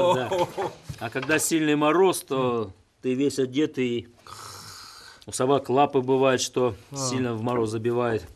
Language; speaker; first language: Russian; native; Russian